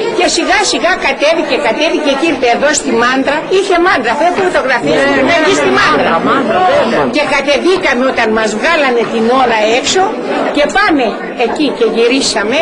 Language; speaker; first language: Greek; native; Greek